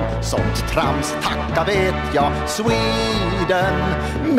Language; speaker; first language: Swedish; native; Swedish